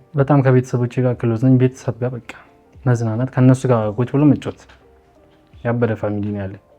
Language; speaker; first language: Amharic; native; Amharic